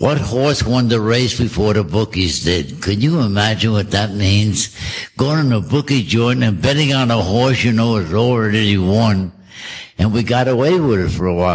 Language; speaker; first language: English; native; English